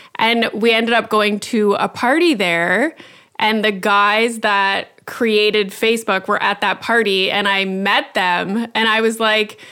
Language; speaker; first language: English; native; English